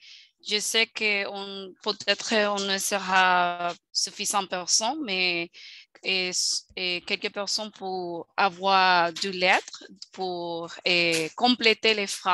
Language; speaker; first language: French; non-native, learner; Spanish